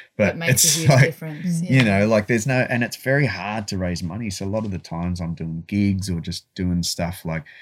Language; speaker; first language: English; native; English